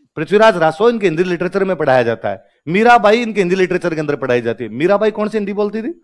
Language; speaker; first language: Hindi; non-native, local second language; Rajasthani